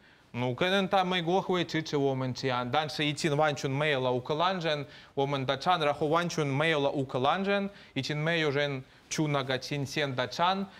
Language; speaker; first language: Chinese; non-native, fluent; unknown